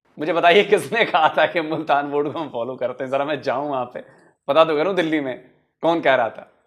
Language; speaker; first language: Hindi; native; Hindi